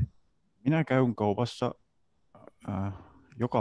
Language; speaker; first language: Finnish; non-native, learner; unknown